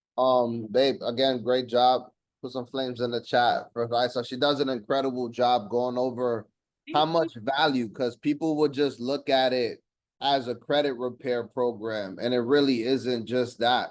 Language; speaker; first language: English; native; English